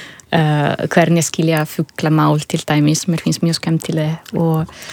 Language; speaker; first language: Icelandic; non-native, learner; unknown